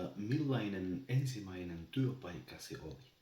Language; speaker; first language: Finnish; non-native, learner; Albanian